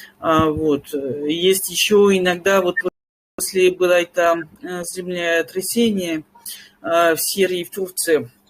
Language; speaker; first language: Russian; non-native, fluent; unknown